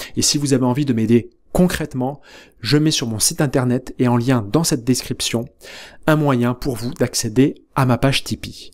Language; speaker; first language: French; native; French